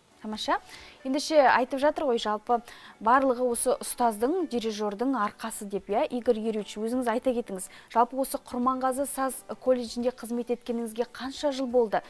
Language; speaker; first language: Kazakh; native; Kazakh